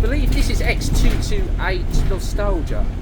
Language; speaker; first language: English; native; English